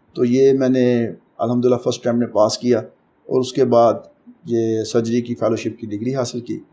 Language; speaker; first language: Urdu; non-native, local second language; Punjabi